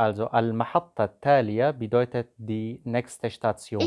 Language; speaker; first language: German; non-native, fluent; Arabic